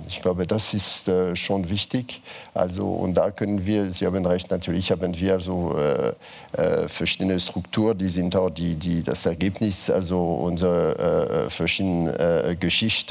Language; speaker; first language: German; non-native, fluent; French